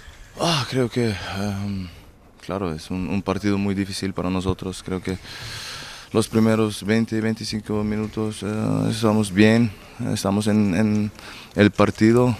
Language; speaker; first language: Spanish; non-native, learner; German